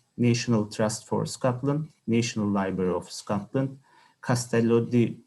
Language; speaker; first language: English; non-native, fluent; Turkish